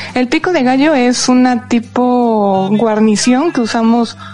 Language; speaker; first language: Spanish; native; Spanish